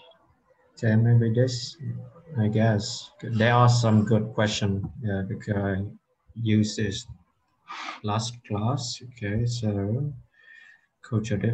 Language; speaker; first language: English; non-native, fluent; Vietnamese